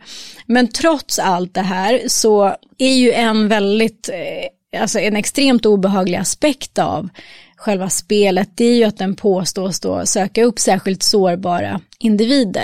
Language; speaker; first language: Swedish; native; Swedish